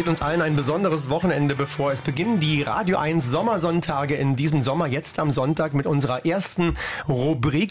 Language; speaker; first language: German; native; German